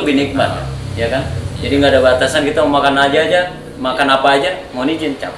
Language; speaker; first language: Indonesian; native; Indonesian